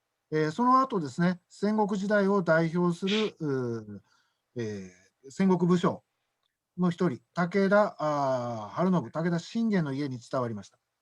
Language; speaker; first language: Japanese; native; Japanese